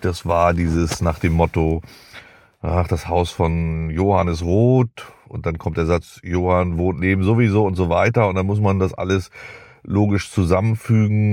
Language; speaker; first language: German; native; German